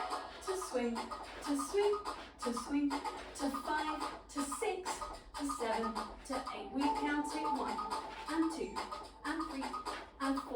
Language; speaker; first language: English; native; English